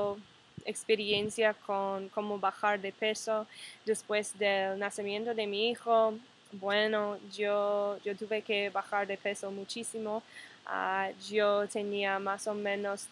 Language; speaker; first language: Spanish; non-native, fluent; English